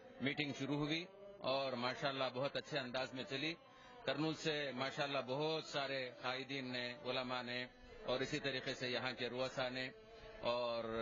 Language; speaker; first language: Urdu; native; Urdu